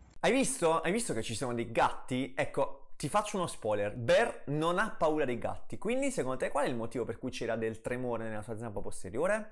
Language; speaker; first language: Italian; native; Italian